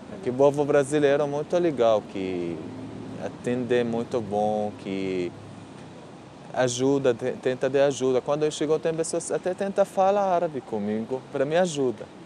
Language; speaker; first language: Portuguese; non-native, learner; Arabic